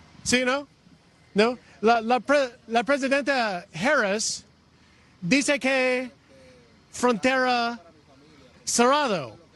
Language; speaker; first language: Spanish; non-native, learner; English